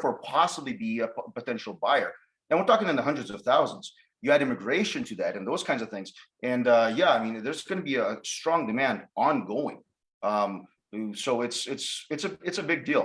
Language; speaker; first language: English; native; English